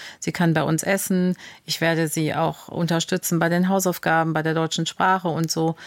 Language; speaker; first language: German; native; German